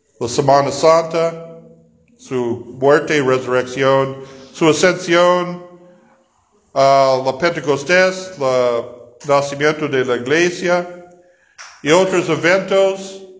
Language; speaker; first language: Spanish; non-native, fluent; English